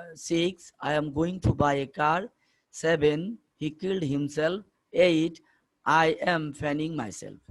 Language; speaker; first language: English; non-native, local second language; Bangla